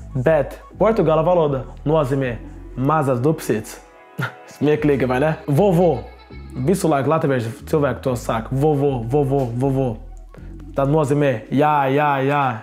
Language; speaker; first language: Latvian; non-native, learner; Portuguese